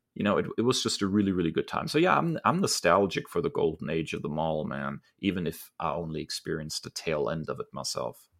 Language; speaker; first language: English; early bilingual, other home language; German